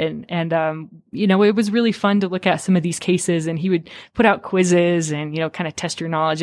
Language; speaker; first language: English; native; English